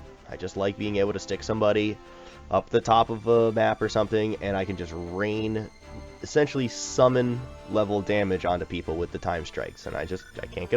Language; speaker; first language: English; native; English